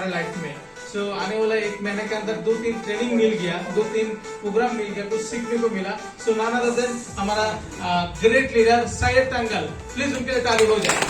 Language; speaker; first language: Hindi; non-native, learner; Bangla